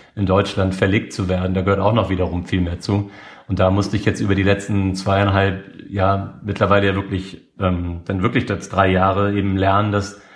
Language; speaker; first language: German; native; German